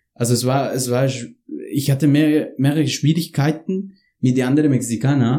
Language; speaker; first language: German; non-native, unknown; Spanish